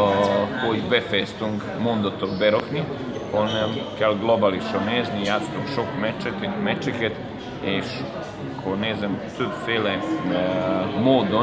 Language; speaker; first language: Hungarian; non-native, learner; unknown